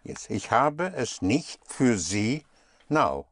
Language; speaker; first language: German; non-native, fluent; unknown